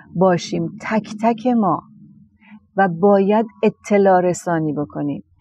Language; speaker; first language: Persian; native; Persian